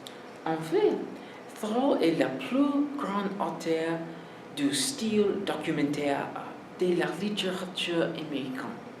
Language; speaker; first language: French; non-native, learner; English